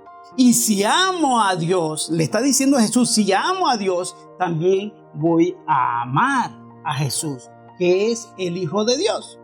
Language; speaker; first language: Spanish; native; Spanish